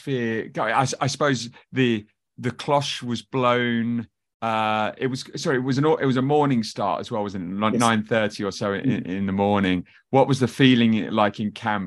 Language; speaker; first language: English; native; English